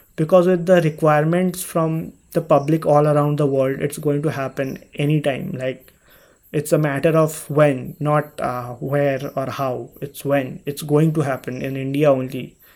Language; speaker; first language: English; non-native, local second language; Hindi